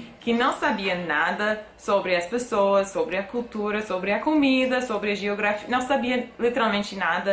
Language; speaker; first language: Portuguese; non-native, fluent; English